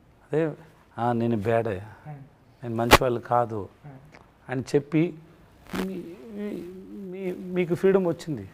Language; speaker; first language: Telugu; non-native, learner; Tamil